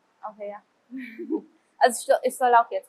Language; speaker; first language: German; early bilingual, heritage; Urdu